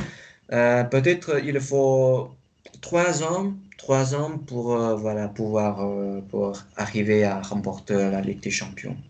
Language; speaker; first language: French; non-native, fluent; Chinese